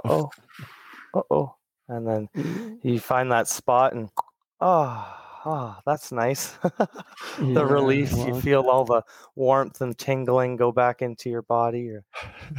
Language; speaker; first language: English; native; English